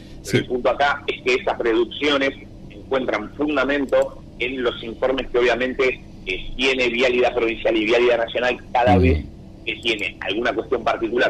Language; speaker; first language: Spanish; native; Spanish